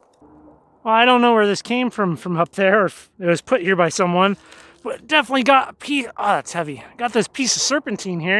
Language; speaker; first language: English; native; English